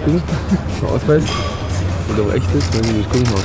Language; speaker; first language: German; non-native, learner; Spanish